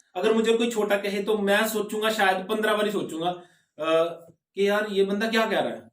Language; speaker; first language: Hindi; non-native, local second language; Punjabi